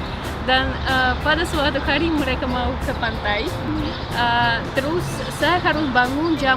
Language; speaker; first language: Indonesian; non-native, learner; Russian